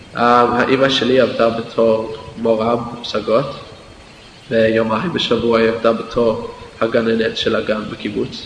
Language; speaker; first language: Hebrew; non-native, fluent; English